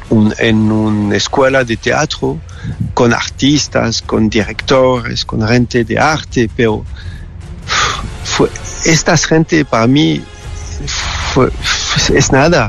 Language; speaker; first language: Spanish; non-native, learner; French